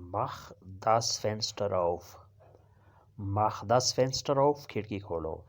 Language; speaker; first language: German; non-native, learner; Urdu